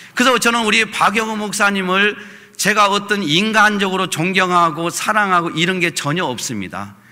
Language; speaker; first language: Korean; native; Korean